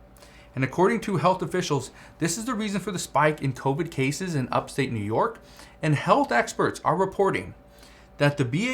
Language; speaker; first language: English; native; English